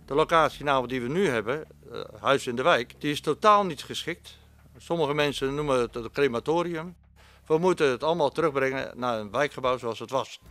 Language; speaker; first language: Dutch; native; Dutch